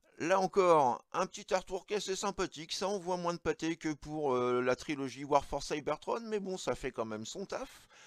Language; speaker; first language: French; native; French